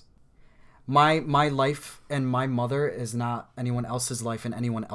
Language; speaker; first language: English; native; English